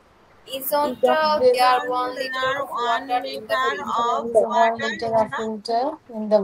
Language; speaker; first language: English; non-native, learner; Bangla